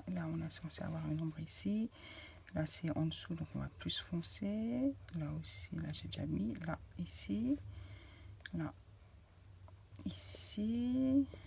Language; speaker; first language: French; native; French